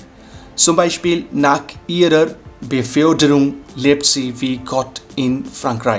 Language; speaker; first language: German; non-native, fluent; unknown